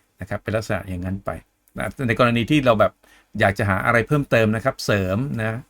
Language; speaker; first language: Thai; native; Thai